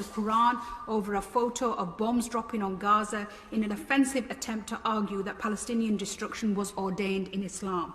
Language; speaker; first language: English; native; English